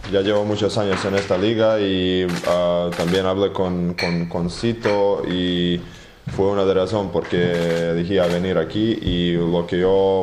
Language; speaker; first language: Spanish; non-native, fluent; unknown